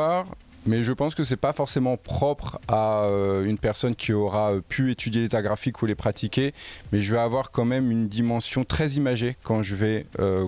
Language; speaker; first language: French; native; French